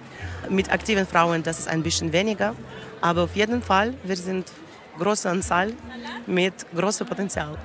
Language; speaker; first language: German; non-native, learner; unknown